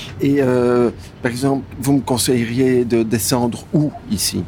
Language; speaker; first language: French; native; French